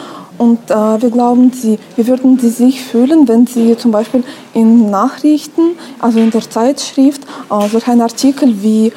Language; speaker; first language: German; non-native, learner; Russian